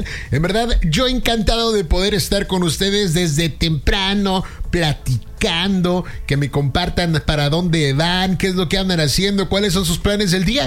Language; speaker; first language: Spanish; native; Spanish